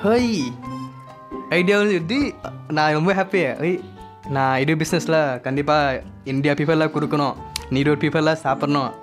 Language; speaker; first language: Tamil; non-native, learner; Thai